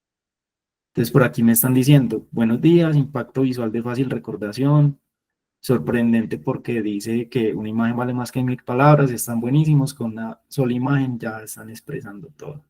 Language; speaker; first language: Spanish; native; Spanish